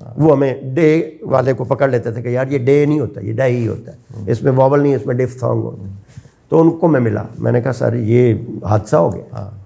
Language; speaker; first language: Urdu; non-native, local second language; Punjabi